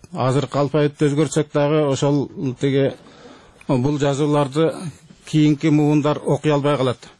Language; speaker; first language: Kyrgyz; native; Kyrgyz